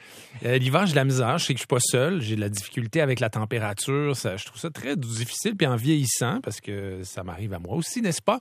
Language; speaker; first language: French; native; French